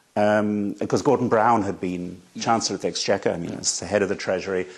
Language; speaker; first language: English; native; English